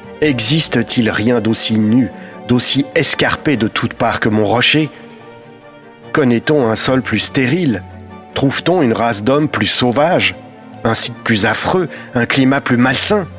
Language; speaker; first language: French; native; French